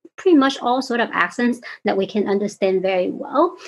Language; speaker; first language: English; non-native, fluent; Vietnamese